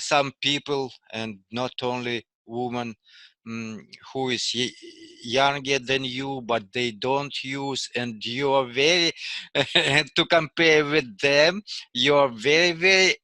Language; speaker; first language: English; non-native, learner; Russian